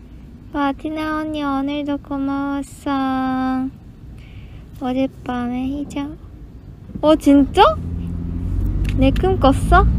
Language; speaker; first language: Korean; non-native, fluent; Japanese